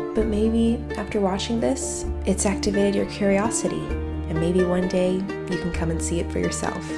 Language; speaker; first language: English; native; English